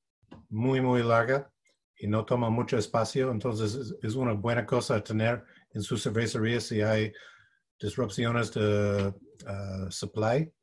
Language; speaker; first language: Spanish; non-native, fluent; English